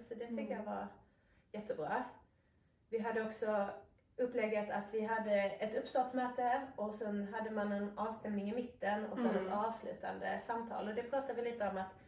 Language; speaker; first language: Swedish; native; Swedish